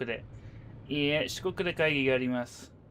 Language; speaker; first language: Japanese; non-native, learner; English